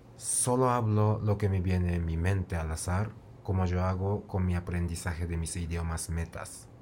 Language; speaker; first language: Spanish; non-native, fluent; Japanese